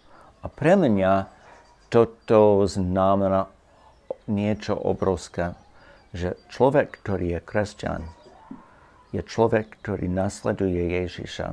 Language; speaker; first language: Slovak; non-native, fluent; English